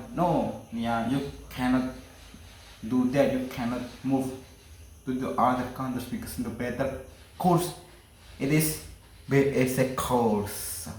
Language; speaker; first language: English; non-native, learner; Indonesian